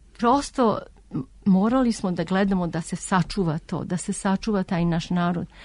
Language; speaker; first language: Serbian; early bilingual, heritage; Serbian